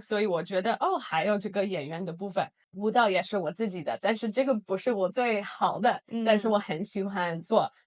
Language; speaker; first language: Chinese; non-native, fluent; English